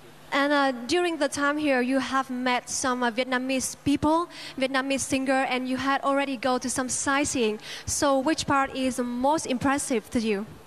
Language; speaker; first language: English; non-native, fluent; Vietnamese